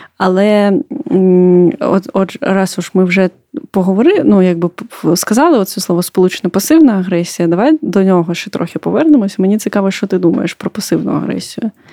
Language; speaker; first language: Ukrainian; non-native, local second language; Russian